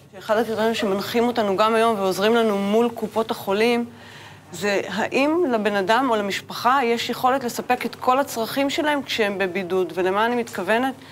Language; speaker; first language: Hebrew; native; Hebrew